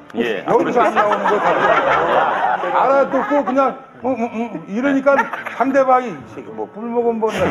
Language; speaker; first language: Korean; non-native, fluent; English